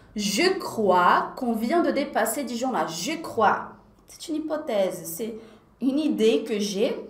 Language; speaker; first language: French; non-native, fluent; Portuguese